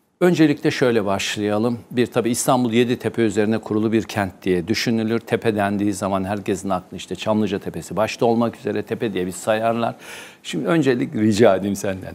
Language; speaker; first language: Turkish; native; Turkish